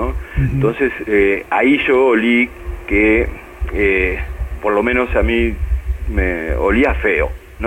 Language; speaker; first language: Spanish; native; Spanish